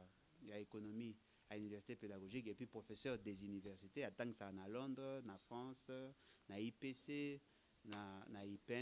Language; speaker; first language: French; non-native, local second language; Lingala